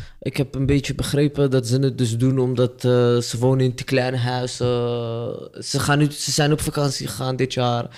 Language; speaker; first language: Dutch; early bilingual, other home language; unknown